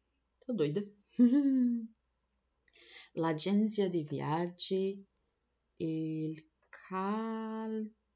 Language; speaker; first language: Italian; non-native, learner; Portuguese